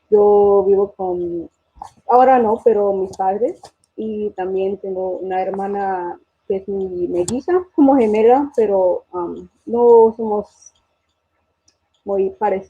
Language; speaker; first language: Spanish; non-native, fluent; English